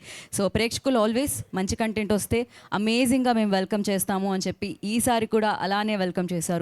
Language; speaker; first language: Telugu; native; Telugu